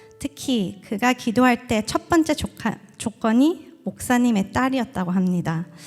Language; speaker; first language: Korean; early bilingual, heritage; Korean